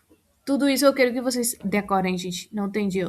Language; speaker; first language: Portuguese; non-native, fluent; Spanish